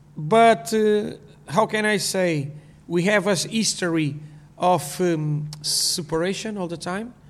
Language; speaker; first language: English; non-native, learner; Portuguese